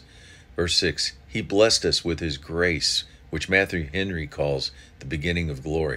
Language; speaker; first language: English; native; English